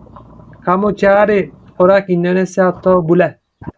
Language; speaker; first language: Indonesian; non-native, learner; Turkish